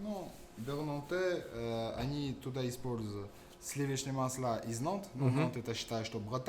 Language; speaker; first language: Russian; non-native, fluent; French